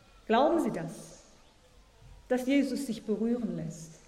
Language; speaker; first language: German; native; German